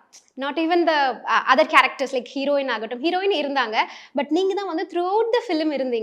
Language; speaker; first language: Tamil; native; Tamil